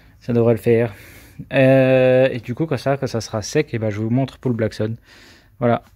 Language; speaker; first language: French; native; French